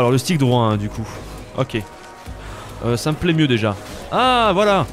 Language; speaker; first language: French; native; French